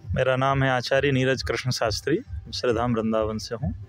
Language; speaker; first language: Hindi; native; Hindi